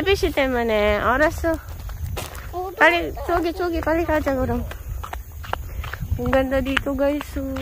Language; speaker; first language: Korean; non-native, learner; Filipino